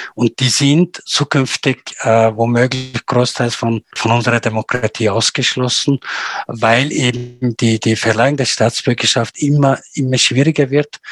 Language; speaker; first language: German; non-native, fluent; Turkish